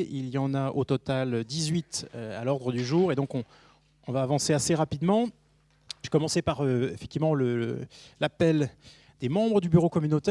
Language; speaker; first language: French; native; French